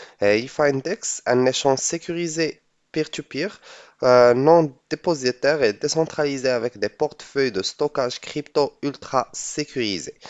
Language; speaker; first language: French; non-native, local second language; Arabic